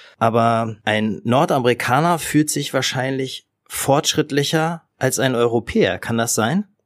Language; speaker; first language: German; native; German